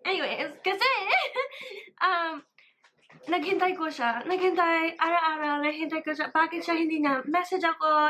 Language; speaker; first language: Filipino; early bilingual, heritage; English